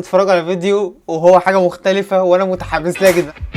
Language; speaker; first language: Arabic; native; Arabic